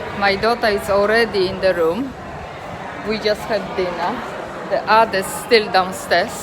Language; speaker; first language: English; non-native, learner; Polish